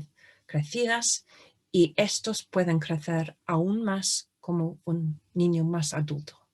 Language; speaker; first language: Spanish; non-native, fluent; English